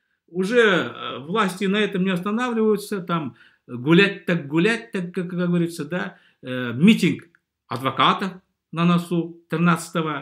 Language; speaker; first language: Russian; native; Russian